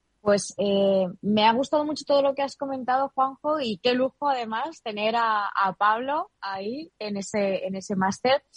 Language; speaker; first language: Spanish; native; Spanish